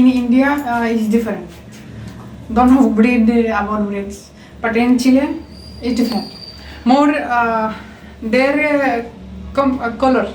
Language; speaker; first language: English; non-native, learner; Spanish